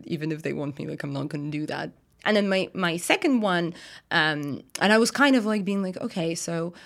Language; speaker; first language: English; non-native, fluent; Russian